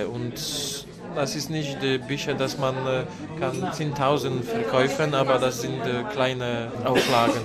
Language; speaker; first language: German; non-native, learner; Polish